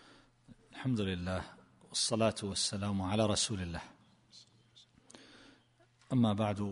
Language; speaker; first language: Arabic; native; Arabic